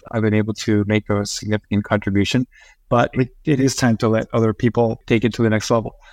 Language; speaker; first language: English; early bilingual, other home language; Spanish